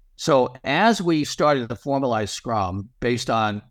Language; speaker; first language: English; native; English